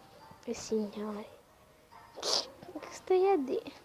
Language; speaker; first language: Italian; native; Italian